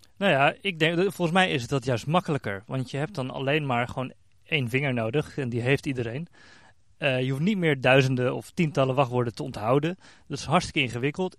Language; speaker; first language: Dutch; native; Dutch